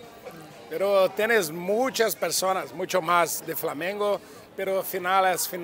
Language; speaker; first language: Spanish; non-native, learner; Portuguese